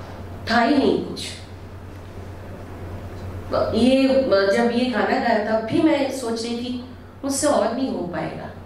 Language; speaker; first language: Hindi; non-native, local second language; Bangla